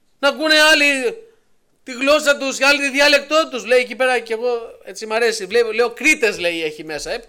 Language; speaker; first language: Greek; native; Greek